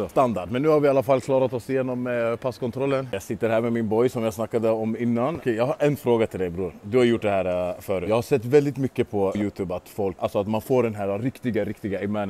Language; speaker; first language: Swedish; native; Swedish